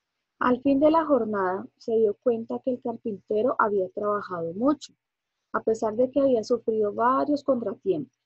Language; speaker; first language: Spanish; native; Spanish